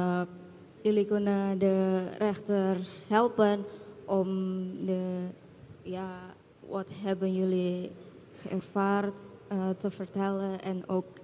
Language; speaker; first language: Dutch; non-native, learner; Indonesian